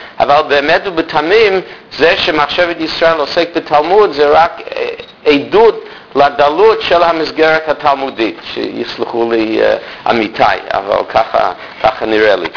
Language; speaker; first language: Hebrew; non-native, fluent; English